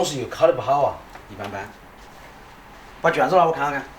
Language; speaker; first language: Chinese; native; Chinese